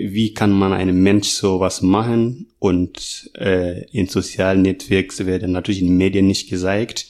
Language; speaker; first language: German; non-native, fluent; Masai